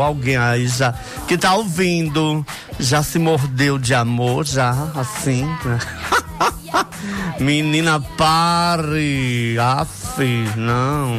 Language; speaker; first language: Portuguese; native; Portuguese